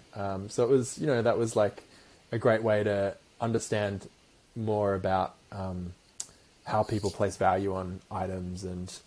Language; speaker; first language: English; native; English